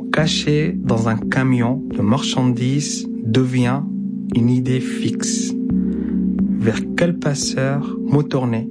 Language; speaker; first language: French; non-native, fluent; Arabic